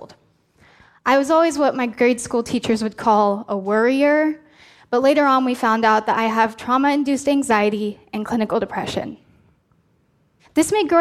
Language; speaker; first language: English; native; English